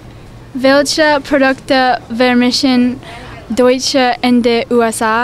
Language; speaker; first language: German; non-native, learner; English